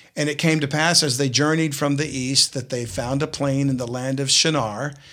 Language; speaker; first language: English; native; English